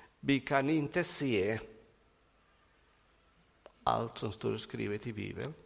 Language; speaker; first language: Swedish; non-native, fluent; Spanish